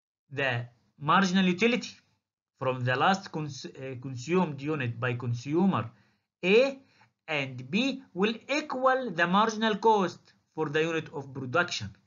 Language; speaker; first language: English; non-native, fluent; Arabic